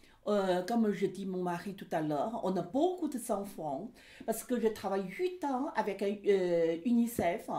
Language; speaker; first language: French; non-native, learner; Chinese